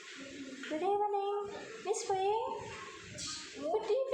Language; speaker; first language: English; non-native, fluent; Vietnamese